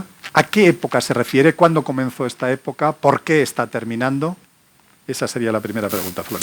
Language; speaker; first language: Spanish; native; Spanish